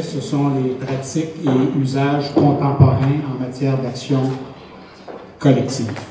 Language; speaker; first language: French; native; French